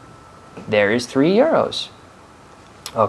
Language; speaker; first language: English; non-native, fluent; Spanish